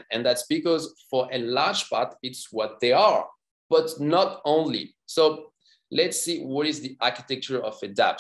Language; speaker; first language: English; non-native, fluent; French